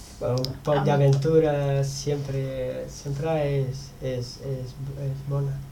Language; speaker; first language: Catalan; non-native, learner; Spanish